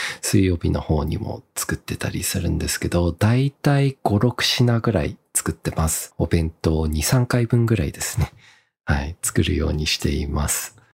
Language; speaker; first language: Japanese; early bilingual, heritage; Japanese